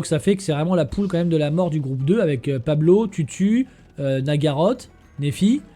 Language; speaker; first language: French; native; French